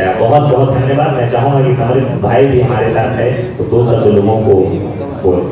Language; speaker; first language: Hindi; native; Hindi